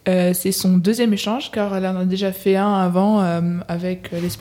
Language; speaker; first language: French; native; French